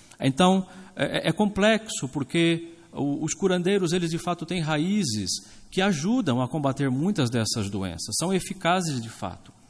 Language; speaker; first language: Portuguese; native; Portuguese